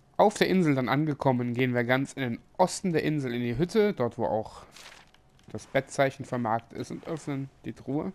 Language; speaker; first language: German; native; German